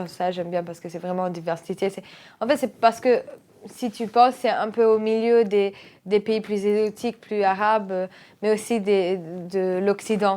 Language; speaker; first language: French; non-native, fluent; Romanian